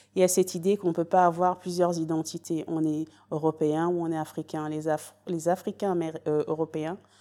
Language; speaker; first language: French; native; French